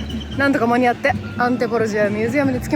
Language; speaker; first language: Japanese; native; Japanese